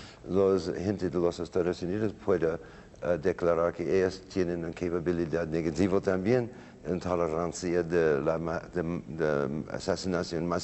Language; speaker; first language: Spanish; non-native, learner; English